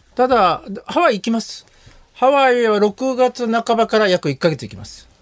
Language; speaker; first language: Japanese; native; Japanese